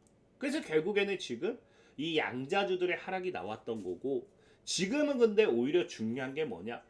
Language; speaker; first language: Korean; native; Korean